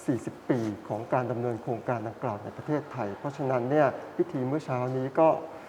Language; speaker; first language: Thai; native; Thai